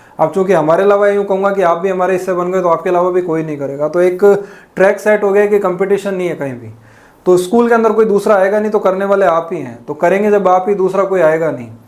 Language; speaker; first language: Hindi; native; Hindi